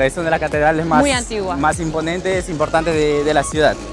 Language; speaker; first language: Spanish; native; Spanish